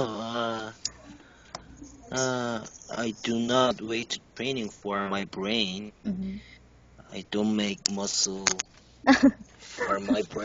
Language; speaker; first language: English; non-native, learner; Korean